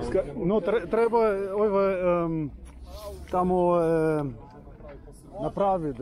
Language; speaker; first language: Serbian; non-native, learner; Russian